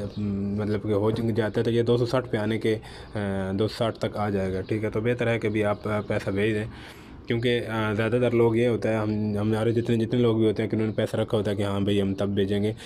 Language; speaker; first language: Urdu; native; Urdu